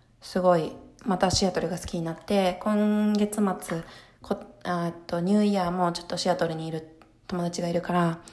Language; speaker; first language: Japanese; early bilingual, heritage; Japanese